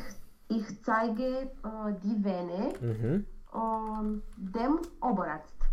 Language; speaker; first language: German; non-native, learner; Romanian